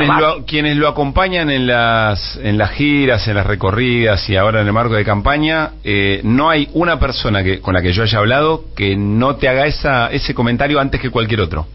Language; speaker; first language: Spanish; native; Spanish